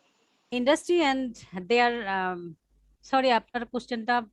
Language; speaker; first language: English; non-native, learner; Bangla